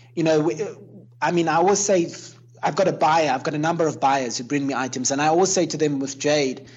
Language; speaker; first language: English; native; English